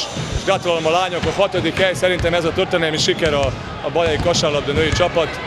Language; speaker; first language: Hungarian; non-native, learner; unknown